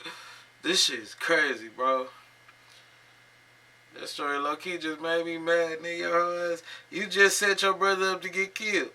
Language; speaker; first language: English; native; English